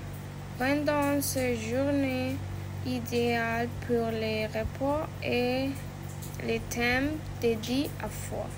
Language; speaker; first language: French; non-native, learner; Spanish